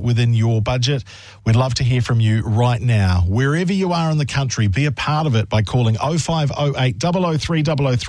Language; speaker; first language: English; native; English